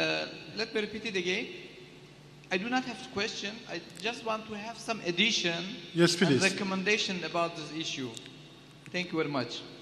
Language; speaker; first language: English; non-native, learner; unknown